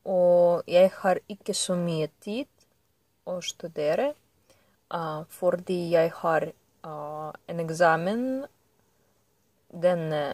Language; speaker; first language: Norwegian; non-native, learner; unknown